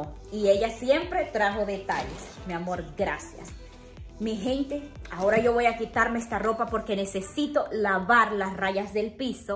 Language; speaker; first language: Spanish; native; Spanish